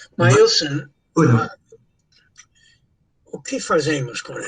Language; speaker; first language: Portuguese; non-native, fluent; English